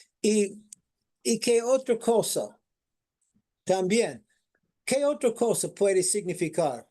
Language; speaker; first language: Spanish; non-native, fluent; English